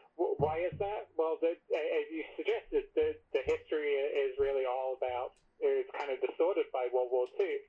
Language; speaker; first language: English; native; English